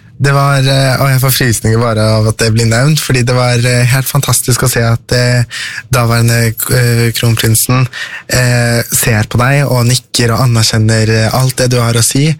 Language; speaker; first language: Norwegian; early bilingual, other home language; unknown